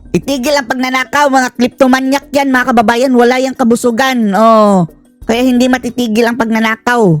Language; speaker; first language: Filipino; native; Filipino